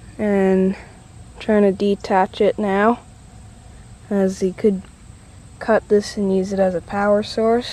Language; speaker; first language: English; native; English